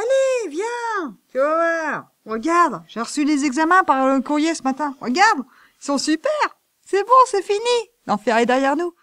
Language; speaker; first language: French; native; French